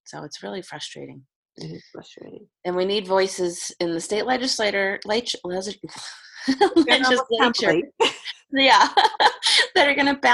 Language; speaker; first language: English; native; English